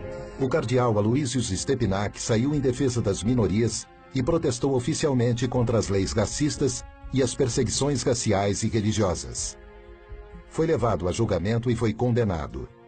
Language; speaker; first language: Portuguese; native; Portuguese